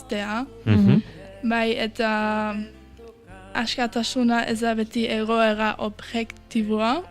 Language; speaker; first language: Basque; early bilingual, heritage; Basque